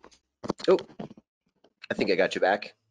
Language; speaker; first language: English; native; English